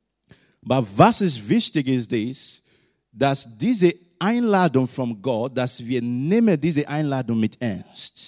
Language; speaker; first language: German; non-native, learner; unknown